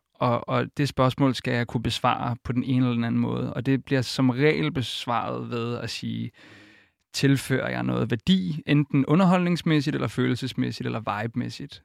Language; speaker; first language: Danish; early bilingual, other home language; Icelandic